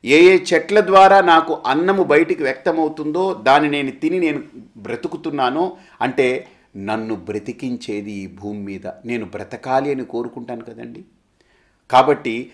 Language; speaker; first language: Telugu; native; Telugu